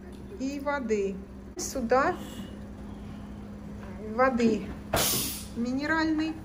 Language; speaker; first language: Russian; native; Russian